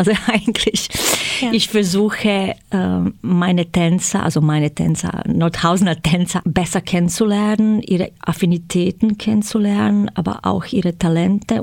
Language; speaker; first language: German; non-native, fluent; Croatian